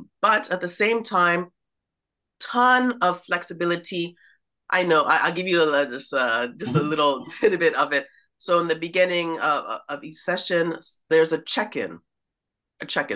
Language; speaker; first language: English; native; English